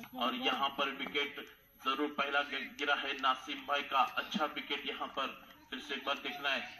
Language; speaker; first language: Hindi; non-native, local second language; Marathi